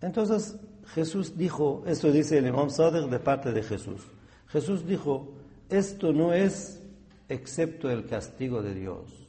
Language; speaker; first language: Spanish; non-native, fluent; Persian